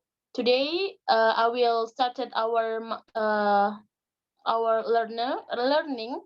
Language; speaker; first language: English; non-native, learner; Indonesian